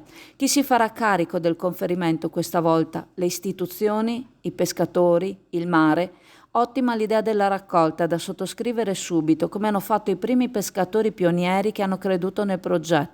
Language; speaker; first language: Italian; native; Italian